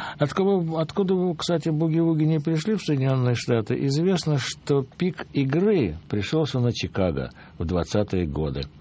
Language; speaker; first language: Russian; native; Russian